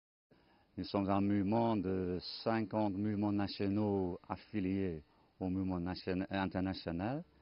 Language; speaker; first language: French; non-native, fluent; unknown